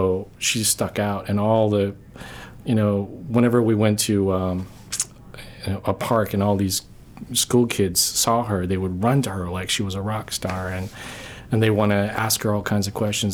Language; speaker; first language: English; early bilingual, other home language; Korean